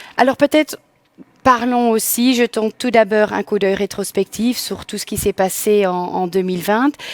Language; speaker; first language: French; non-native, local second language; Dutch